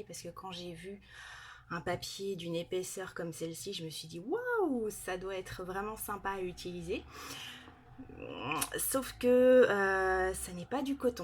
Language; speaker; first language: French; native; French